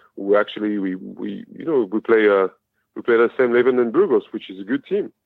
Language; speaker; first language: English; non-native, fluent; French